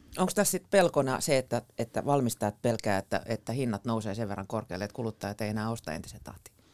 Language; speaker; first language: Finnish; native; Finnish